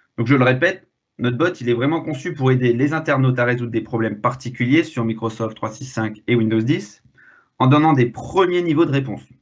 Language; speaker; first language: French; native; French